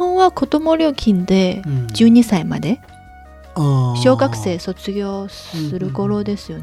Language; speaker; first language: Japanese; non-native, fluent; Chinese